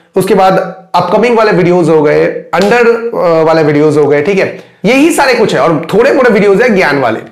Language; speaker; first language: Hindi; non-native, local second language; Bangla